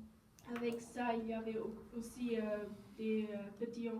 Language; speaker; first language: French; non-native, learner; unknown